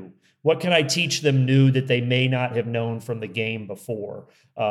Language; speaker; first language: English; native; English